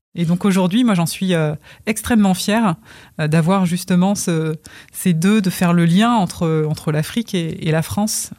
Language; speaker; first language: French; early bilingual, other home language; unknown